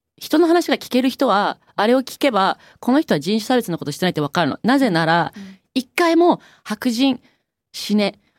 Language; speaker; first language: Japanese; native; Japanese